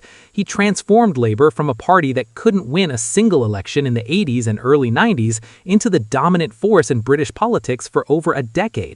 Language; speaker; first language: English; native; English